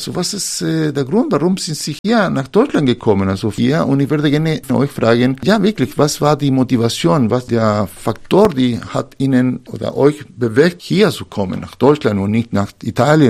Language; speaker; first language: German; non-native, fluent; Spanish